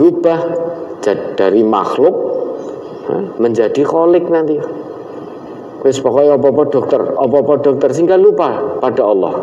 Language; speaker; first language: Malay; non-native, local second language; Javanese